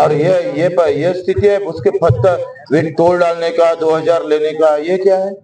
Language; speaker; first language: Hindi; non-native, local second language; Marathi